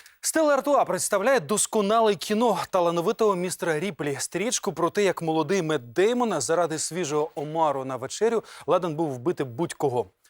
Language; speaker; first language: Ukrainian; native; Ukrainian